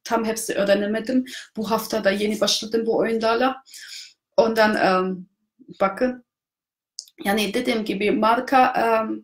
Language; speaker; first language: Turkish; non-native, fluent; German